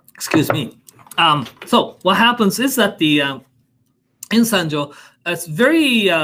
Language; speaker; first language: English; non-native, fluent; Japanese